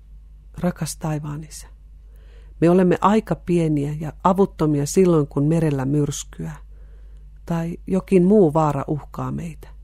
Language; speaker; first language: Finnish; native; Finnish